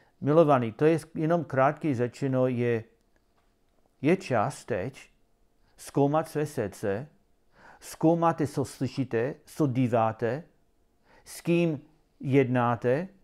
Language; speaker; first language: Czech; non-native, learner; English